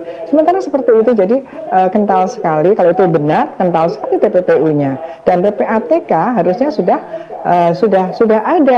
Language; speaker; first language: Indonesian; native; Indonesian